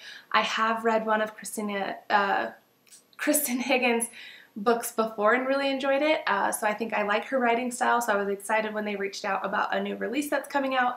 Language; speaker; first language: English; native; English